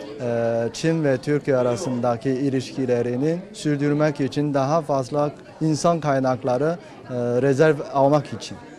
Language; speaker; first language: Turkish; non-native, fluent; Chinese